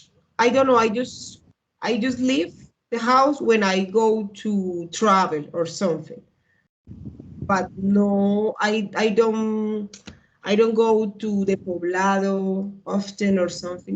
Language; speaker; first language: English; non-native, learner; Spanish